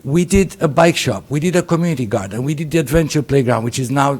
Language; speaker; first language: English; non-native, fluent; Romanian